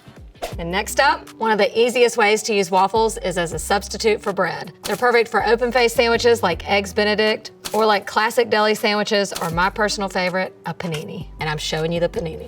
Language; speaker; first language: English; native; English